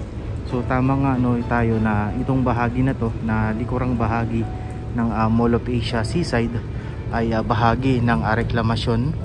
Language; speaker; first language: Filipino; native; Filipino